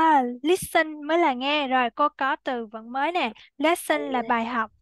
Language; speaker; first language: Vietnamese; native; Vietnamese